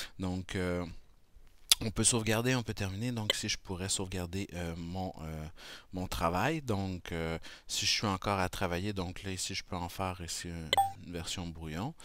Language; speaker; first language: French; native; French